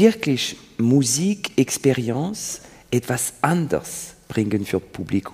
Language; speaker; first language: German; non-native, learner; French